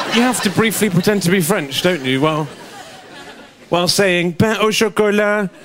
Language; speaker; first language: English; native; English